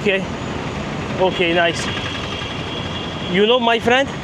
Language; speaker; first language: English; non-native, learner; Turkish